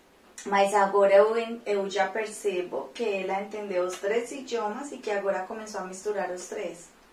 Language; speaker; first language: Portuguese; non-native, fluent; Spanish